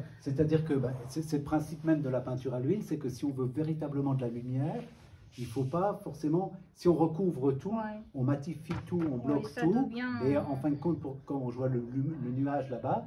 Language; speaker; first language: French; native; French